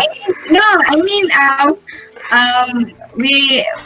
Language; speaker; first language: English; non-native, local second language; Malay